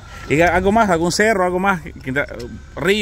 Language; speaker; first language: Spanish; native; Spanish